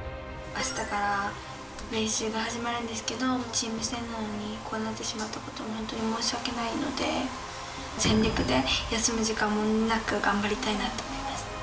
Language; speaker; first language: Japanese; native; Japanese